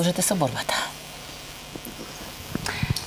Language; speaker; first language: Macedonian; native; Macedonian